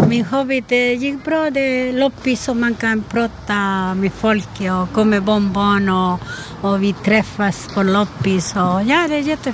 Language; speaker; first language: Swedish; non-native, learner; Spanish